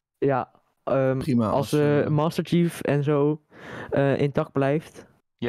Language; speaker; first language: Dutch; native; Dutch